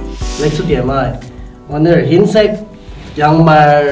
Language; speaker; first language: Korean; non-native, fluent; Indonesian